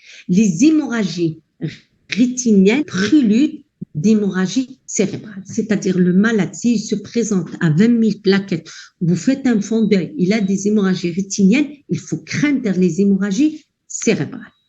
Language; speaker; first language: French; non-native, local second language; Arabic